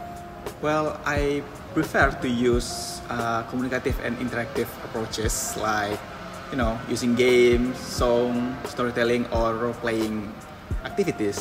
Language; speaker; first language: English; non-native, fluent; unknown